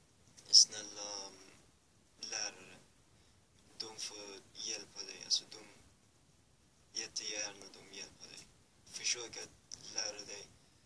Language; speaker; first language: Swedish; non-native, learner; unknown